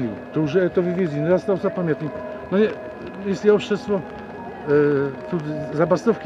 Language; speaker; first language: Russian; non-native, learner; Polish